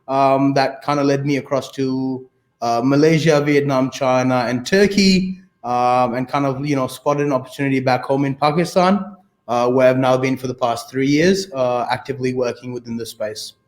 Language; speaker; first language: English; early bilingual, other home language; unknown